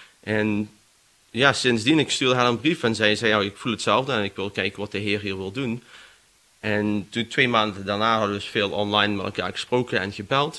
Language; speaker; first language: Dutch; native; Dutch